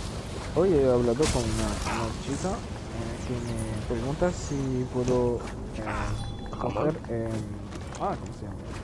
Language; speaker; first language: Spanish; non-native, learner; French